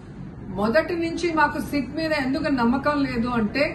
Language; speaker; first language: Telugu; native; Telugu